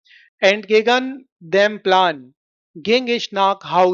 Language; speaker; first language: German; non-native, fluent; Hindi